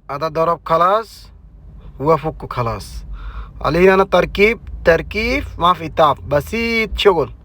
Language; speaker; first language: Arabic; non-native, learner; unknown